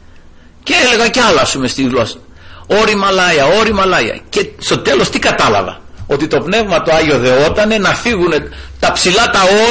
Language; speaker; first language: Greek; native; Greek